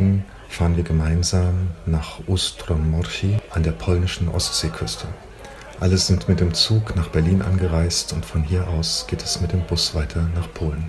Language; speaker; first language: German; native; German